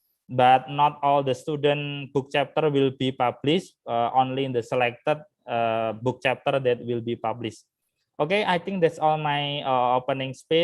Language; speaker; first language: English; non-native, fluent; Indonesian